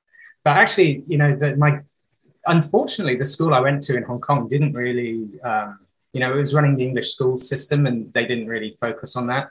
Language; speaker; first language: English; native; English